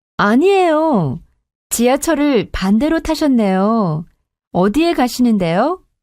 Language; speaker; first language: Korean; native; Korean